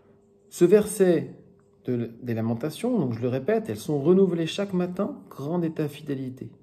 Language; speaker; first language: French; native; French